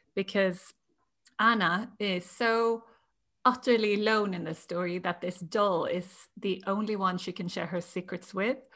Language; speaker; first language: English; native; English